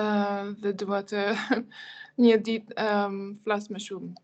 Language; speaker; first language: Albanian; non-native, learner; Norwegian